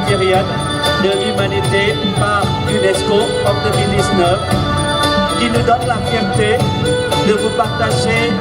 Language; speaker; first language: French; non-native, fluent; Thai